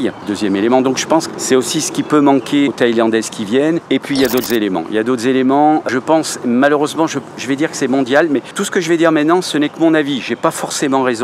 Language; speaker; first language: French; native; French